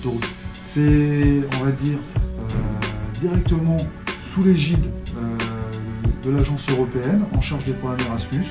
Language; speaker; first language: French; native; French